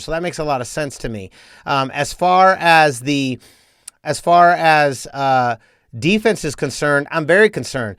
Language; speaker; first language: English; native; English